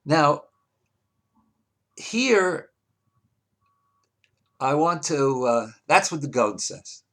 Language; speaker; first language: English; native; English